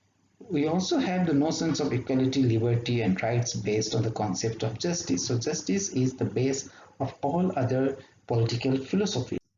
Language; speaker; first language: English; non-native, local second language; Assamese